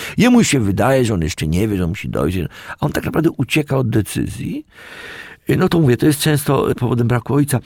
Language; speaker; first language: Polish; native; Polish